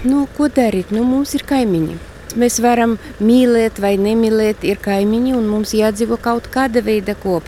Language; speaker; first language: Latvian; non-native, local second language; Russian